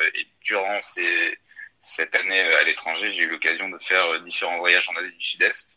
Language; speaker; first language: French; native; French